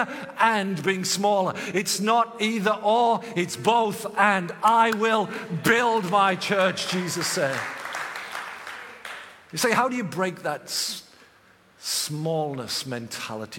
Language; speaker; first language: English; native; English